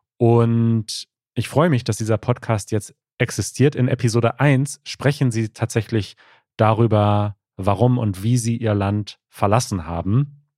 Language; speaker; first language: German; native; German